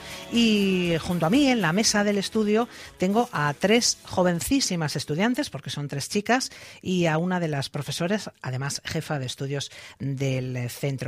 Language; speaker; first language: Spanish; native; Spanish